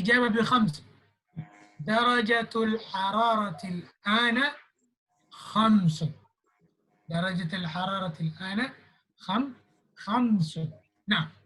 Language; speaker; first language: Arabic; non-native, fluent; Indonesian